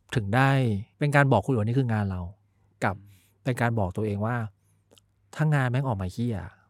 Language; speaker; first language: Thai; early bilingual, other home language; Chinese